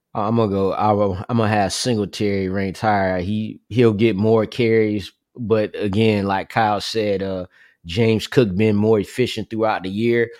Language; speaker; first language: English; native; English